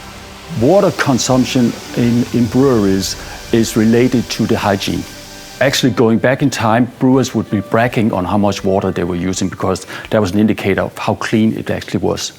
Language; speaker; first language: English; non-native, fluent; Danish